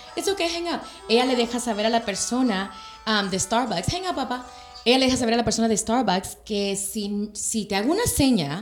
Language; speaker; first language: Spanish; early bilingual, heritage; Spanish